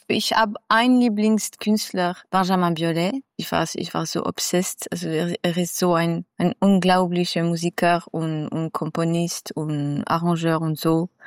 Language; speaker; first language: German; non-native, fluent; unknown